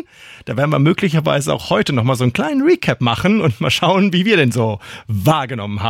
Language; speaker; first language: German; native; German